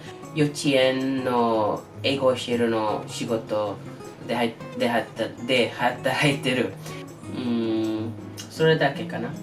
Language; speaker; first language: Japanese; non-native, learner; English